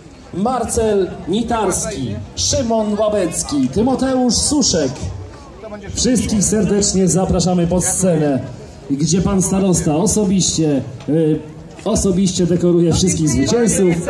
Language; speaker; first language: Polish; native; Polish